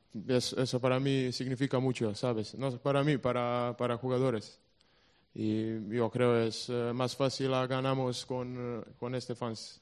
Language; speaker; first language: Spanish; non-native, learner; Serbian